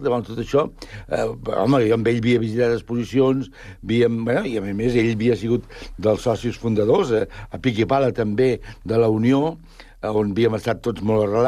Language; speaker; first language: Catalan; native; Catalan